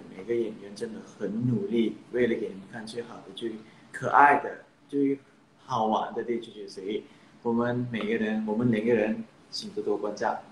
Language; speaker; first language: Chinese; non-native, learner; Thai